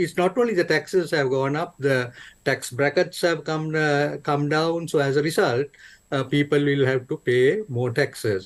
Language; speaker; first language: English; non-native, local second language; Sinhala